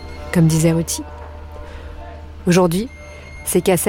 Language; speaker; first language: French; native; French